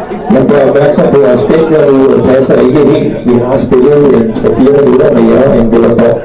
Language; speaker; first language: Danish; native; Danish